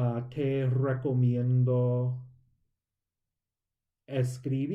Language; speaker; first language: Spanish; non-native, fluent; English